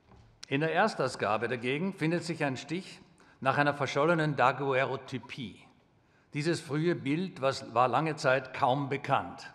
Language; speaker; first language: German; native; German